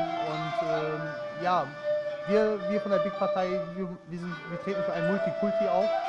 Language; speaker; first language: German; early bilingual, other home language; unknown